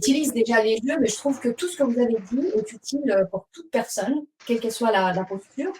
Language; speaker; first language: French; native; French